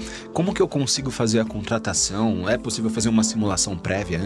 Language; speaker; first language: Portuguese; native; Portuguese